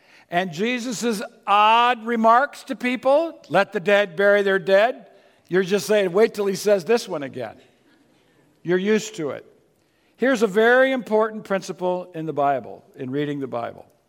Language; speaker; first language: English; native; English